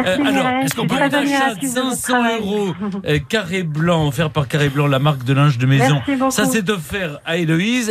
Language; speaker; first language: French; native; French